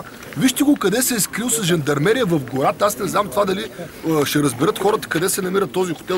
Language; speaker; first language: Bulgarian; native; Bulgarian